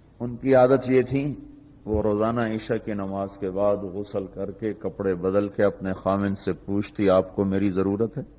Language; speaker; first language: Urdu; non-native, local second language; Punjabi